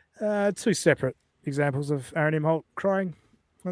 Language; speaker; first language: English; native; English